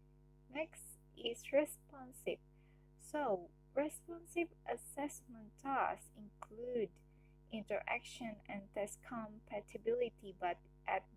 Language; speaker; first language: English; non-native, learner; Indonesian